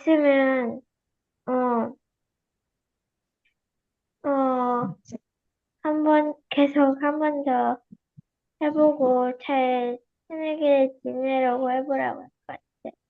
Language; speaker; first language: Korean; early bilingual, heritage; Korean